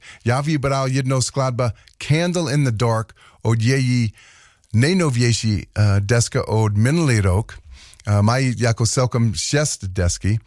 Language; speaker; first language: Czech; non-native, learner; English